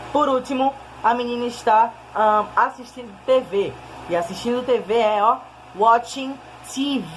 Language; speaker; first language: Portuguese; native; Portuguese